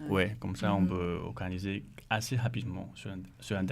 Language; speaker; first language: French; non-native, learner; Chinese